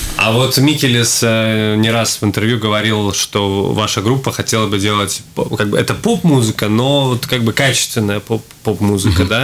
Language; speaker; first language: Russian; native; Russian